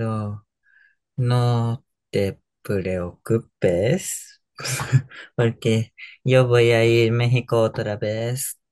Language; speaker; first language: Spanish; non-native, learner; Japanese